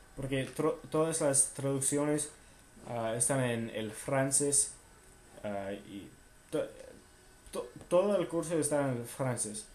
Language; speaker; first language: Spanish; non-native, learner; English